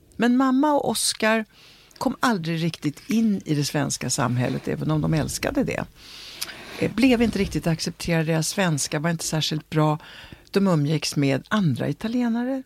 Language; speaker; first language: Swedish; early bilingual, other home language; Italian